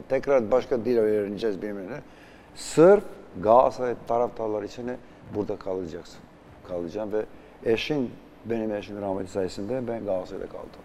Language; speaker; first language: Turkish; non-native, fluent; Albanian